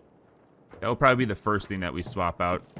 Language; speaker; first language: English; native; English